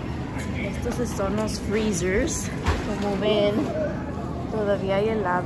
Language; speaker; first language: Spanish; early bilingual, heritage; Spanish